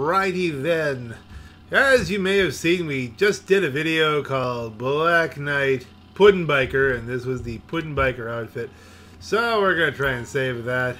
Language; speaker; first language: English; native; English